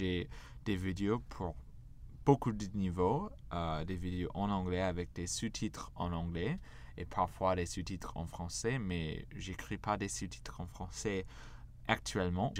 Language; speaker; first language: French; non-native, fluent; English